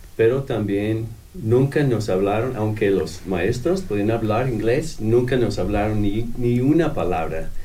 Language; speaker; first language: Spanish; non-native, fluent; English